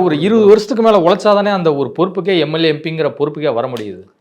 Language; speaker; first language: Tamil; native; Tamil